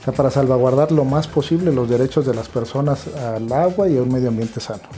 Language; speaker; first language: Spanish; native; Spanish